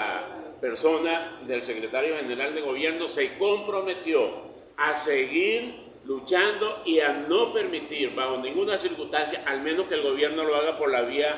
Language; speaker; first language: Spanish; native; Spanish